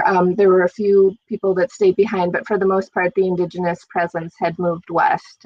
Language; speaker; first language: English; native; English